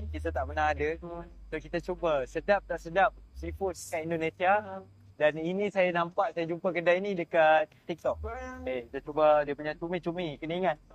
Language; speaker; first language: Malay; native; Malay